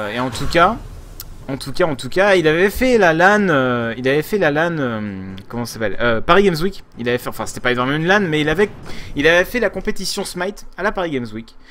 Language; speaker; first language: French; native; French